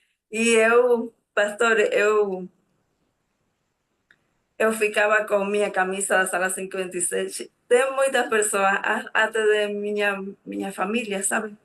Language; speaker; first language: Portuguese; non-native, fluent; Spanish